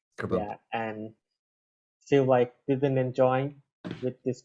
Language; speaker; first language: English; non-native, learner; Thai